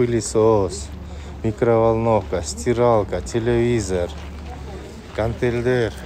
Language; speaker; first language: Russian; non-native, local second language; Kyrgyz